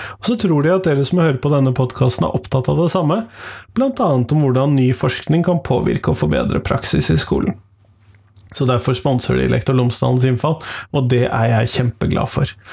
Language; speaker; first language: Norwegian; native; Norwegian